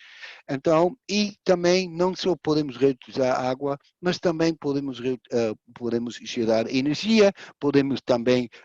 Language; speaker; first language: Portuguese; non-native, fluent; Dutch